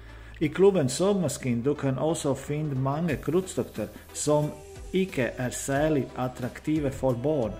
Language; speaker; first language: Swedish; non-native, learner; Danish